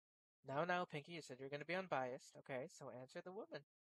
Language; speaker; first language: English; native; English